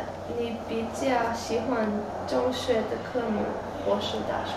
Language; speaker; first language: Chinese; non-native, learner; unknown